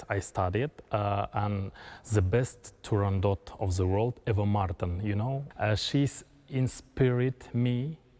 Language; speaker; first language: English; non-native, learner; Kazakh